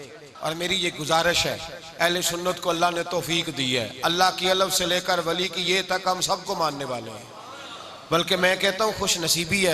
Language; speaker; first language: Hindi; non-native, local second language; Punjabi